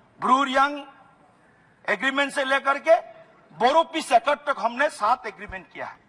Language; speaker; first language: Hindi; non-native, local second language; Assamese